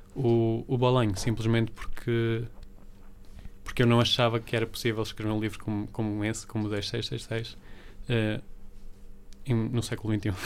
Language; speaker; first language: Portuguese; early bilingual, other home language; Spanish